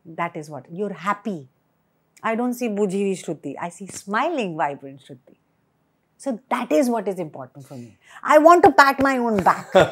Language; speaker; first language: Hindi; native; Hindi